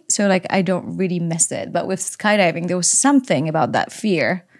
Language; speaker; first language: English; non-native, fluent; Polish